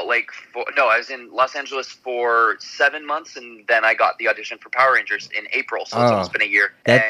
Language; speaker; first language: English; native; English